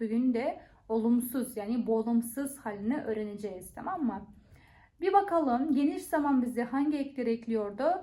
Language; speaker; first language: Turkish; non-native, fluent; Kazakh